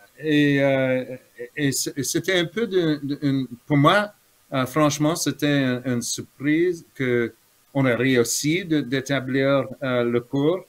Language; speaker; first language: French; non-native, fluent; English